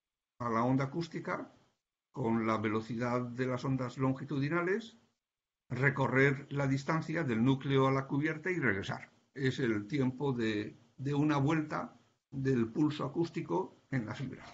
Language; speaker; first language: Spanish; native; Spanish